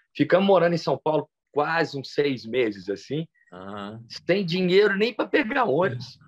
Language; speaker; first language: Portuguese; native; Portuguese